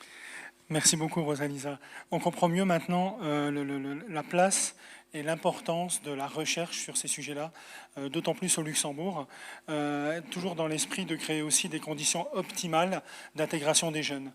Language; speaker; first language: French; native; French